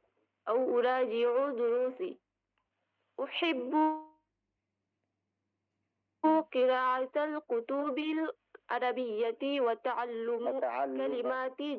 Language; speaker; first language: Arabic; non-native, learner; Bangla